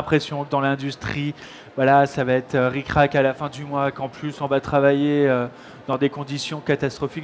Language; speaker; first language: French; native; French